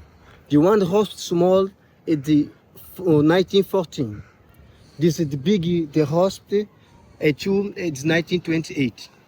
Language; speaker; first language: English; non-native, learner; Portuguese